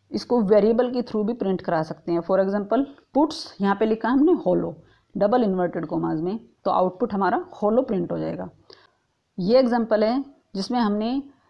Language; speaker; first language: Hindi; native; Hindi